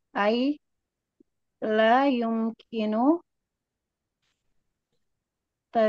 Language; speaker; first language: Arabic; non-native, learner; Indonesian